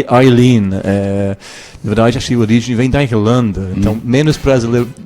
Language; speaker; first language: Portuguese; non-native, fluent; English